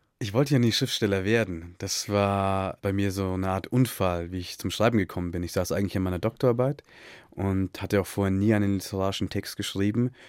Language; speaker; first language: German; early bilingual, other home language; Tamil